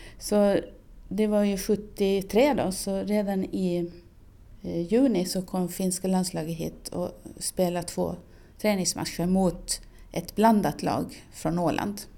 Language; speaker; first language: Swedish; native; Swedish